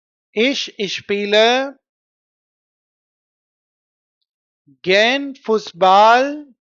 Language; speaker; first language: German; non-native, fluent; Hindi